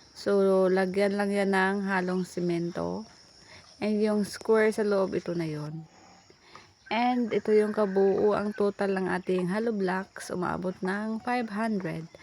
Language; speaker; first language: Filipino; non-native, local second language; Cebuano